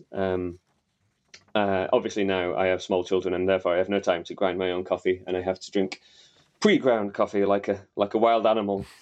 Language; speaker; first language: English; native; English